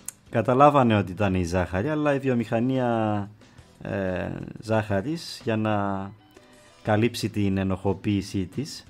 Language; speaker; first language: Greek; native; Greek